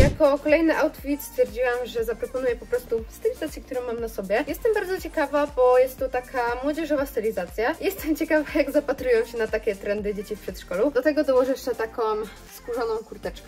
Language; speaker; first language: Polish; native; Polish